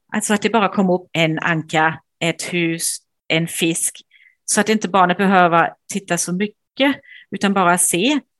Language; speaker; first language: Swedish; non-native, fluent; German